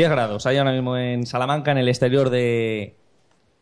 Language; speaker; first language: Spanish; native; Spanish